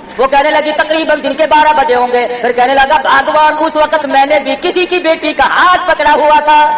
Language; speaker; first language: Urdu; non-native, local second language; Saraiki